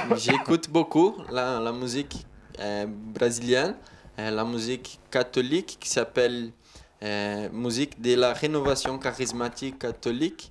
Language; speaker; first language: French; non-native, learner; Portuguese